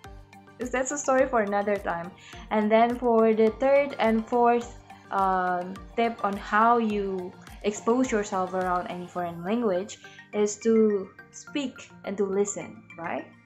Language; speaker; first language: English; non-native, learner; Indonesian